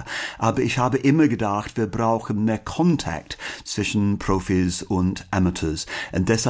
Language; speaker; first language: German; non-native, learner; English